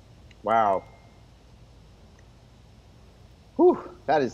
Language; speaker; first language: English; native; English